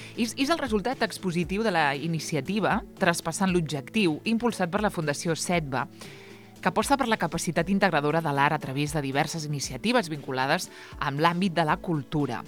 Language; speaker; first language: Catalan; native; Catalan